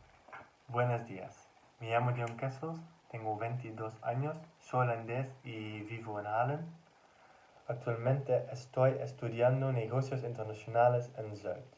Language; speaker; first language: Spanish; non-native, learner; Dutch